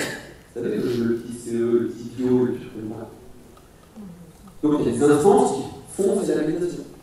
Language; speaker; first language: French; native; French